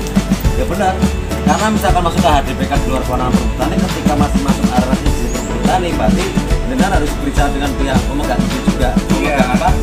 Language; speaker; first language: Indonesian; native; Indonesian